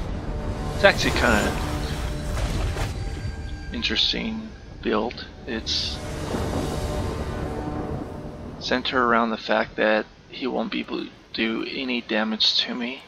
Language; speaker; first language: English; native; English